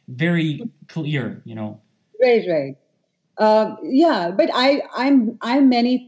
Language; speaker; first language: English; non-native, local second language; Hindi